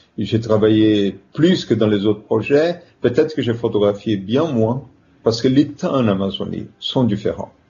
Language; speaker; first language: French; non-native, fluent; Portuguese